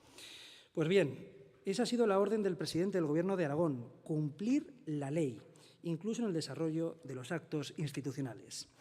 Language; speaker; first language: Spanish; native; Spanish